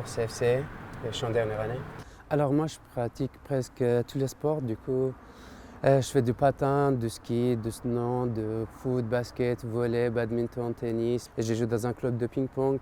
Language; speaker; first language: French; non-native, fluent; Persian